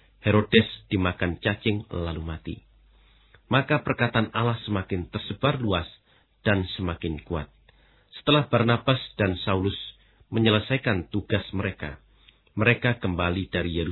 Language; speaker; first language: Indonesian; native; Indonesian